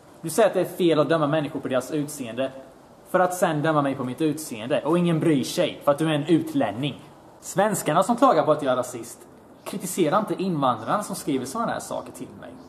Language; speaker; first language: Swedish; early bilingual, other home language; Bosnian